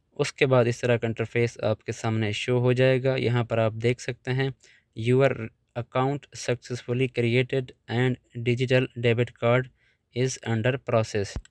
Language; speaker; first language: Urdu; non-native, local second language; Punjabi